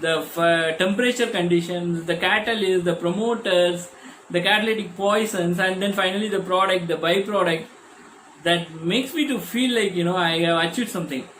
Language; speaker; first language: English; non-native, local second language; Tamil